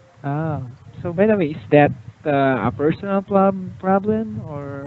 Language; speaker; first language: English; non-native, local second language; Filipino